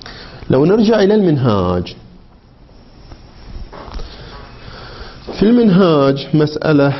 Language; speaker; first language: Arabic; native; Arabic